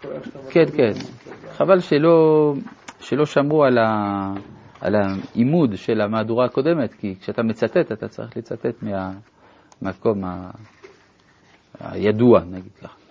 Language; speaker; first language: Hebrew; native; Hebrew